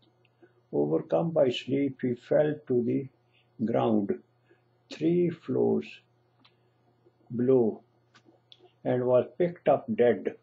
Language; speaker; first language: English; non-native, local second language; Punjabi